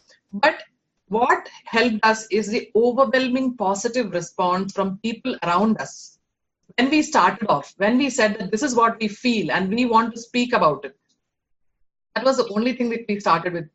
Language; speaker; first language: English; non-native, local second language; Malayalam